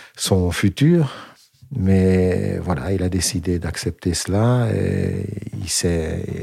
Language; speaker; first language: French; native; French